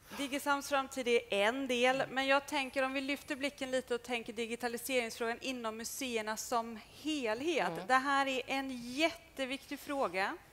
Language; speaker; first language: Swedish; native; Swedish